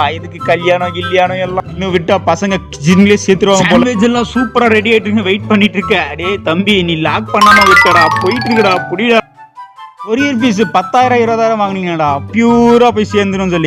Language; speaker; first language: Tamil; native; Tamil